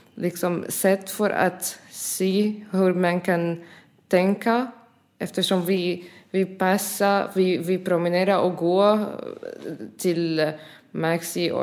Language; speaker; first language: Swedish; non-native, learner; Arabic